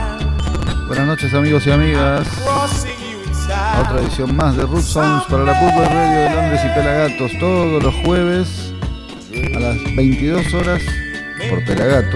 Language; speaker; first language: Spanish; native; Spanish